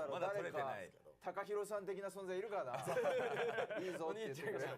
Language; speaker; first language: Japanese; native; Japanese